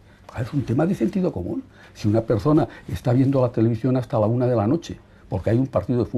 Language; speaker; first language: Spanish; native; Spanish